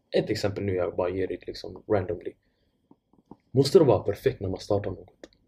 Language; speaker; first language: Swedish; non-native, fluent; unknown